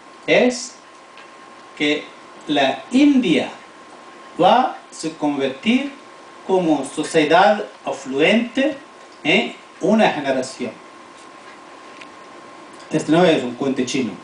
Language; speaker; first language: Spanish; non-native, fluent; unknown